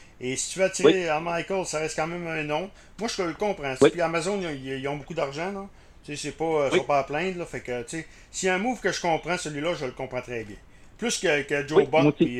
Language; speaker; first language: French; native; French